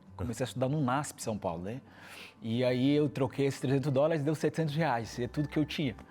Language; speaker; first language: Portuguese; native; Portuguese